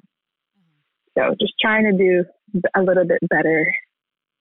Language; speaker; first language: English; non-native, local second language; Filipino